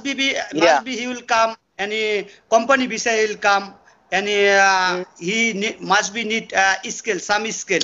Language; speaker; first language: English; non-native, learner; Bangla